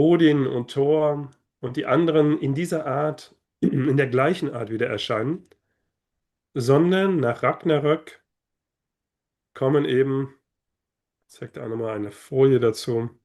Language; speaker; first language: German; native; German